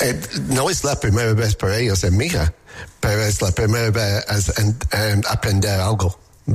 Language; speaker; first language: Spanish; non-native, learner; English